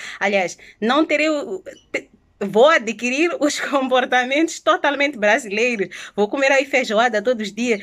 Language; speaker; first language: Portuguese; non-native, local second language; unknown